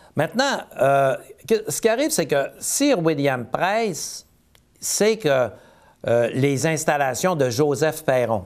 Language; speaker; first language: French; native; French